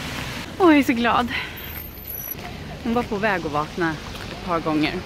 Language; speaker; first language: Swedish; native; Swedish